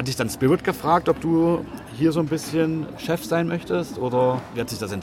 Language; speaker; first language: German; native; German